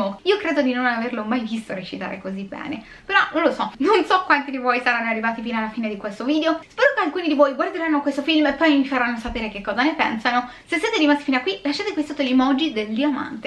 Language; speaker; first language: Italian; native; Italian